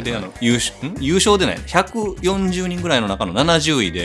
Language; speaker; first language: Japanese; native; Japanese